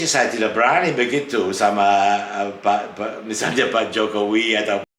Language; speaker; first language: Indonesian; non-native, fluent; English